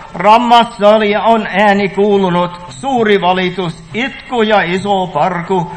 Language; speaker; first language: Finnish; early bilingual, heritage; Finnish